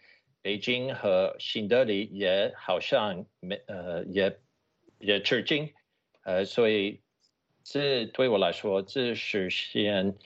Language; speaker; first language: Chinese; non-native, fluent; English